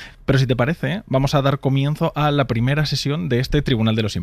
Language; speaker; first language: Spanish; native; Spanish